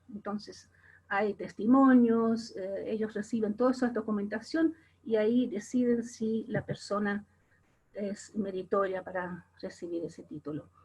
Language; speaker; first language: Spanish; non-native, fluent; German